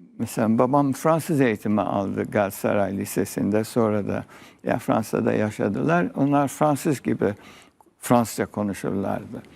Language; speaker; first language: Turkish; early bilingual, heritage; Turkish